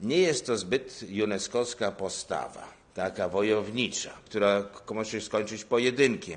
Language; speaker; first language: Polish; native; Polish